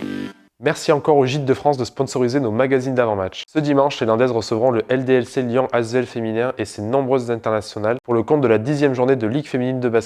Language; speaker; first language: French; native; French